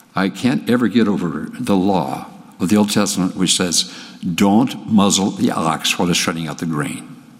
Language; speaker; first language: English; native; English